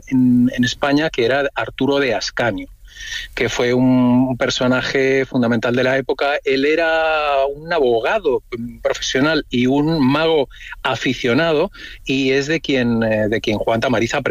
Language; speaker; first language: Spanish; native; Spanish